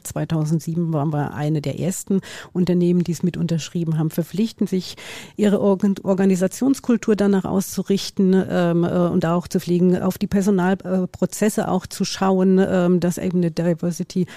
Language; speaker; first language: German; native; German